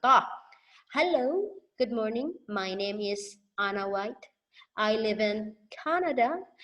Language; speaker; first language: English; non-native, fluent; Indonesian